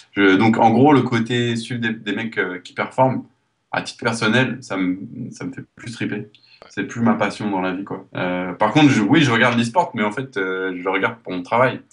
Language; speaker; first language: French; native; French